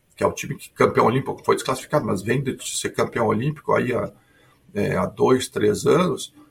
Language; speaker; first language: Portuguese; native; Portuguese